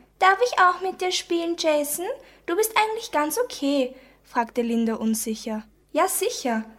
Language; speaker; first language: German; native; German